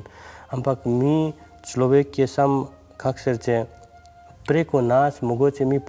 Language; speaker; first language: Slovenian; non-native, learner; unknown